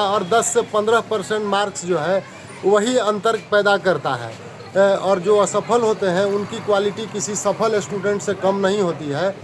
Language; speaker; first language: Hindi; native; Hindi